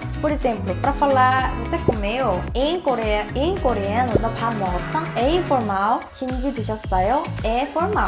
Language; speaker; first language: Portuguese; non-native, fluent; Korean